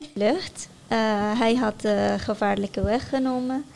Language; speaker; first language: Dutch; non-native, learner; Arabic